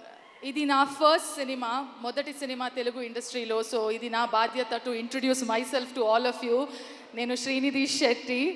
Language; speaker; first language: Telugu; non-native, learner; Kannada